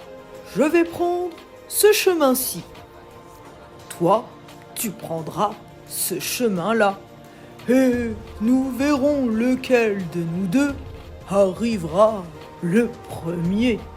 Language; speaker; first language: French; native; French